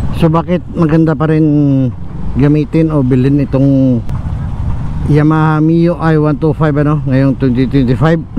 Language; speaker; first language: Filipino; non-native, local second language; Cebuano